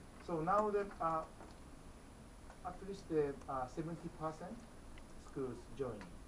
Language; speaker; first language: English; non-native, fluent; Japanese